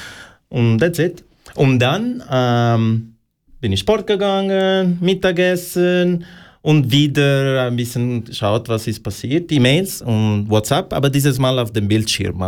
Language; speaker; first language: German; non-native, learner; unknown